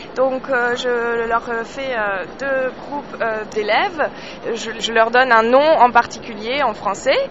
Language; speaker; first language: French; native; French